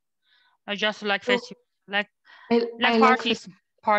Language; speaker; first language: English; non-native, learner; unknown